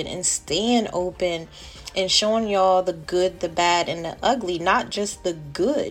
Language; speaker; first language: English; native; English